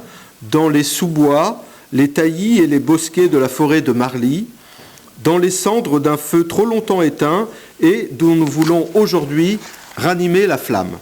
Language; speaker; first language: French; native; French